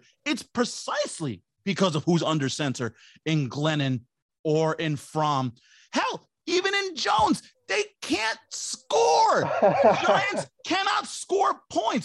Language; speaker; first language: English; native; English